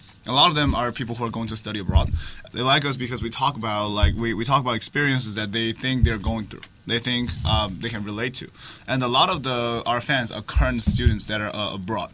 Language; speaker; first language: English; non-native, fluent; Chinese